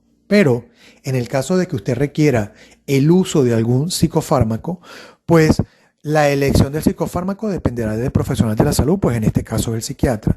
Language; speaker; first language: Spanish; native; Spanish